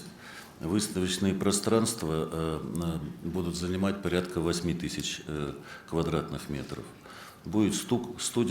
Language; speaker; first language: Russian; native; Russian